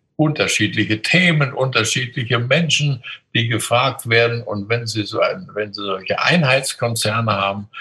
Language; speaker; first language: German; native; German